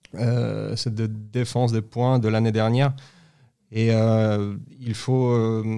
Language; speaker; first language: French; non-native, fluent; Uzbek